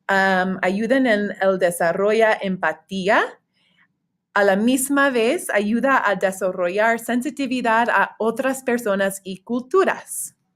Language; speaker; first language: Spanish; non-native, fluent; English